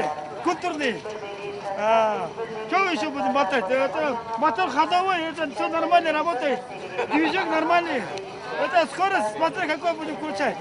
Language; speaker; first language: Russian; non-native, local second language; Kyrgyz